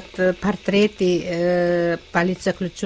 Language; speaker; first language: Russian; non-native, local second language; Uzbek